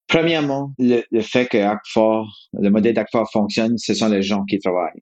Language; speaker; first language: French; native; French